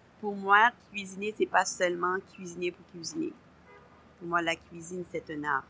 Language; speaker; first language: French; non-native, local second language; Haitian Creole